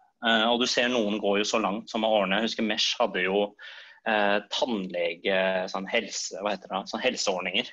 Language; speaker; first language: Norwegian; native; Norwegian